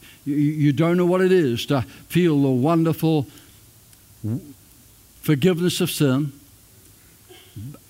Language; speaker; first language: English; native; English